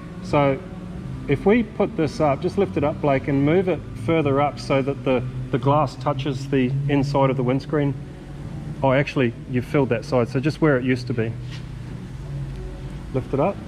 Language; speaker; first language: English; native; English